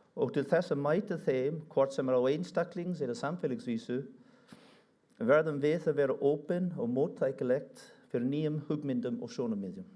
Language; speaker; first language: Icelandic; non-native, fluent; English